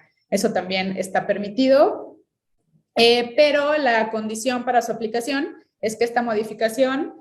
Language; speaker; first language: Spanish; native; Spanish